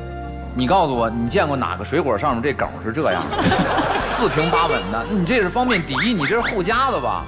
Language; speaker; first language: Chinese; native; Chinese